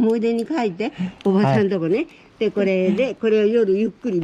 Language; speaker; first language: Japanese; native; Japanese